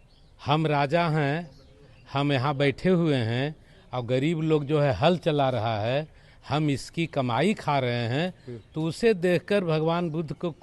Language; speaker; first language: Hindi; native; Hindi